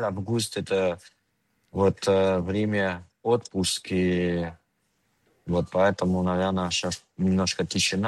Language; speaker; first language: Russian; non-native, fluent; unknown